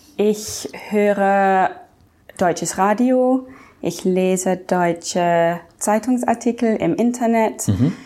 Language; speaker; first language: German; non-native, fluent; English